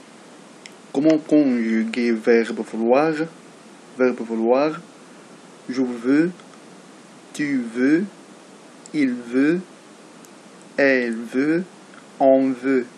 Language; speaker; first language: French; non-native, learner; Arabic